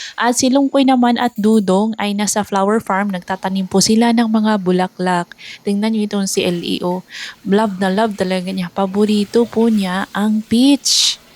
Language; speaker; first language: Filipino; non-native, local second language; Cebuano